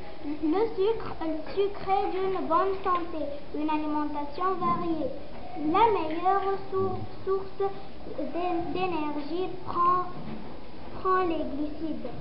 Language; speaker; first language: French; non-native, learner; Arabic